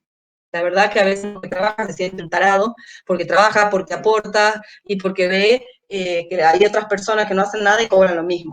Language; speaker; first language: Spanish; native; Spanish